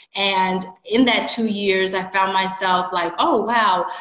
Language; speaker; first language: English; native; English